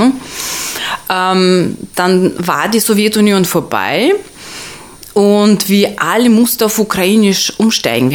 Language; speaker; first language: German; non-native, fluent; Russian